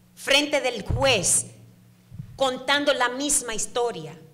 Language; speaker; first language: Spanish; early bilingual, heritage; Spanish